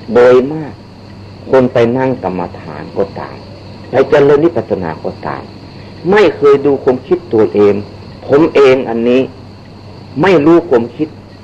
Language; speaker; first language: Thai; native; Thai